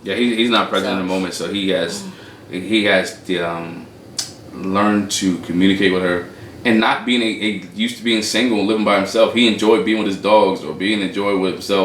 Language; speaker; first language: English; native; English